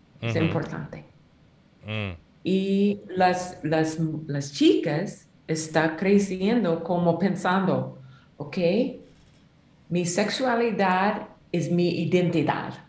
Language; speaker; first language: Spanish; non-native, learner; English